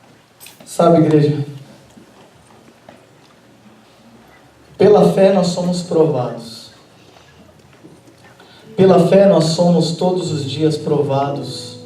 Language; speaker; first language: Portuguese; native; Portuguese